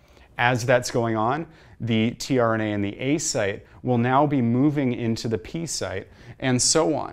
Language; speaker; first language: English; native; English